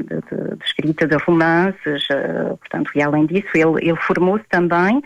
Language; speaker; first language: Portuguese; native; Portuguese